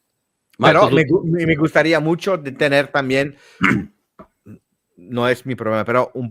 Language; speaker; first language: Spanish; non-native, fluent; Italian